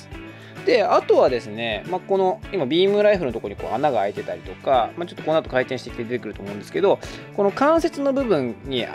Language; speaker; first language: Japanese; native; Japanese